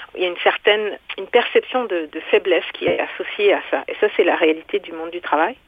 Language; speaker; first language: French; non-native, local second language; Kinyarwanda